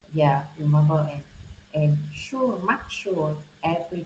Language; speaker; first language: English; non-native, learner; Vietnamese